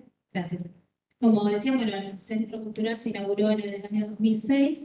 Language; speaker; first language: Spanish; native; Spanish